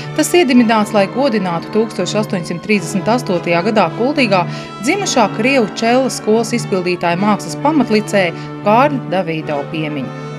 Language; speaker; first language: Latvian; native; Latvian